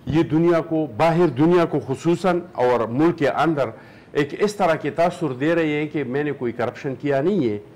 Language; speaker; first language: Urdu; non-native, local second language; Pashto